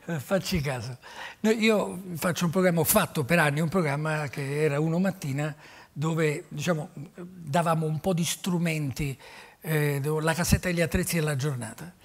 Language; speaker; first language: Italian; native; Italian